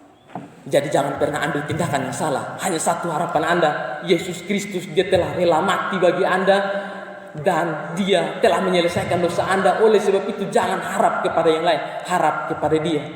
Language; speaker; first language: Indonesian; non-native, local second language; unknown